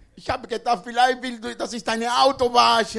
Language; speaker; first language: German; non-native, learner; Spanish